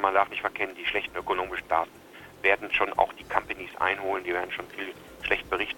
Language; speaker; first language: German; native; German